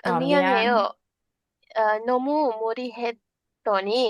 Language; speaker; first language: Korean; non-native, learner; Sinhala